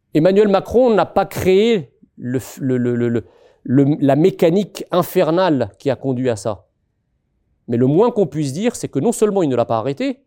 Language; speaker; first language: French; early bilingual, other home language; Arabic